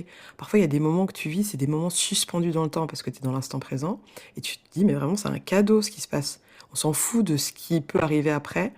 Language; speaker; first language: French; native; French